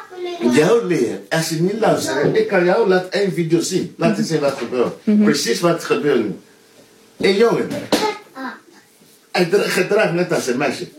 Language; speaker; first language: Dutch; non-native, learner; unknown